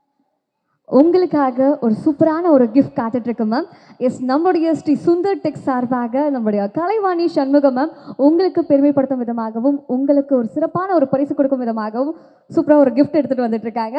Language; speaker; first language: Tamil; native; Tamil